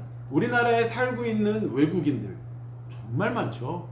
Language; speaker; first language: Korean; native; Korean